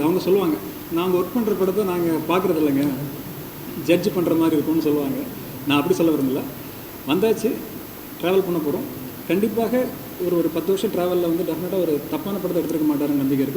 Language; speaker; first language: Tamil; native; Tamil